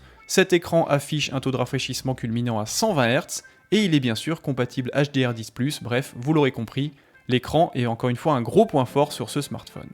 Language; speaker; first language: French; native; French